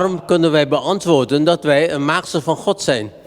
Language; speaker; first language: Dutch; non-native, fluent; Indonesian